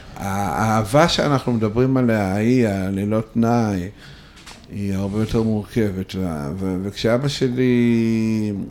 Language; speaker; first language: Hebrew; non-native, fluent; Russian